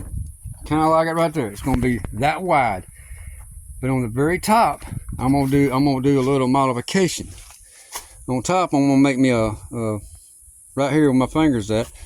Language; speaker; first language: English; native; English